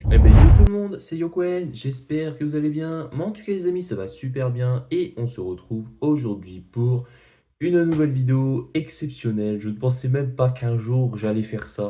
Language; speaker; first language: French; native; French